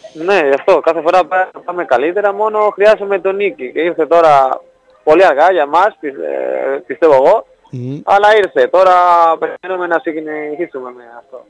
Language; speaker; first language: Greek; non-native, learner; Spanish